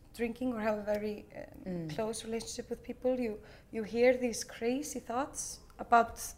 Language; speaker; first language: English; non-native, fluent; Icelandic